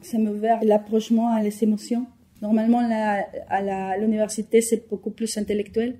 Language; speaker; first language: French; non-native, fluent; Spanish